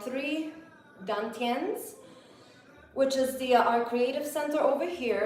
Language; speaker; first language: English; non-native, fluent; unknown